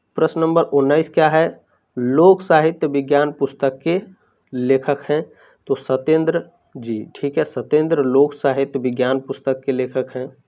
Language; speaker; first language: Hindi; native; Hindi